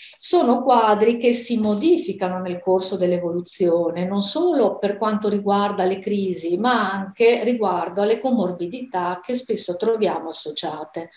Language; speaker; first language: Italian; native; Italian